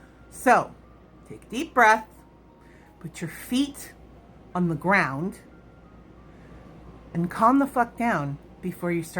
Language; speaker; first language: English; native; English